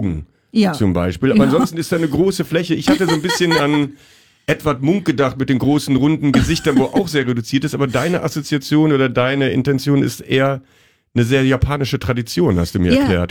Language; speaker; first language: German; native; German